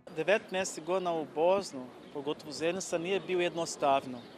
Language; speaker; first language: Bosnian; non-native, learner; Portuguese